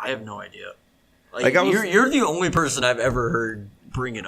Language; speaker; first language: English; native; English